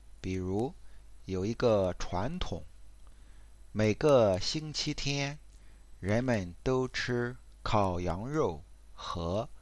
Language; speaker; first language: Chinese; non-native, learner; English